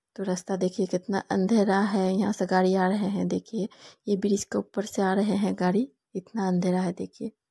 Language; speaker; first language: Hindi; non-native, local second language; Bangla